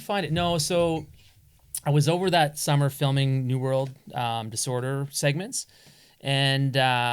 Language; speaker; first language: English; native; English